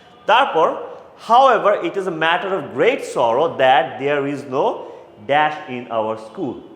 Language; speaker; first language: English; non-native, local second language; Bangla